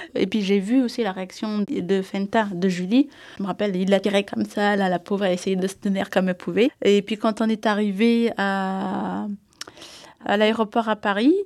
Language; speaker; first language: French; early bilingual, other home language; Amharic